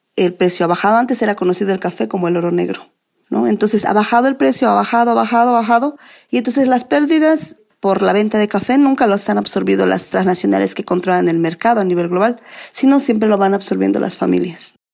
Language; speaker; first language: Spanish; native; Spanish